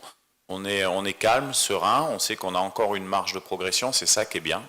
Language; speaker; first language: French; native; French